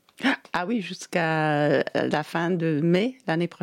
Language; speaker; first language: French; non-native, fluent; English